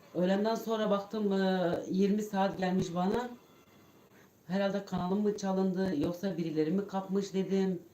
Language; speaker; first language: Turkish; native; Turkish